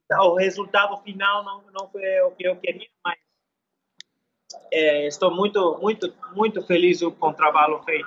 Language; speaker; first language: Portuguese; non-native, learner; English